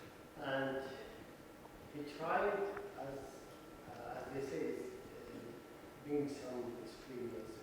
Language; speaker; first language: English; non-native, learner; Arabic